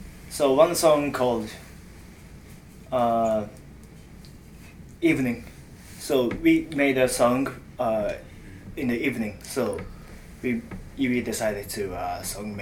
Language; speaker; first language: English; non-native, learner; Japanese